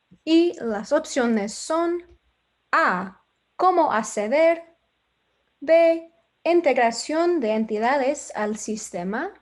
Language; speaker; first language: Spanish; non-native, fluent; English